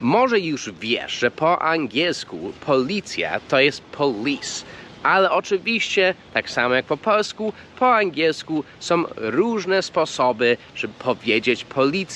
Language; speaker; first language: Polish; non-native, fluent; English